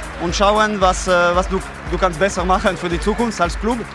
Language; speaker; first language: German; non-native, learner; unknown